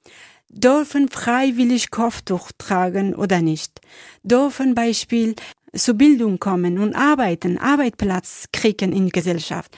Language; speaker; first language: German; non-native, learner; Persian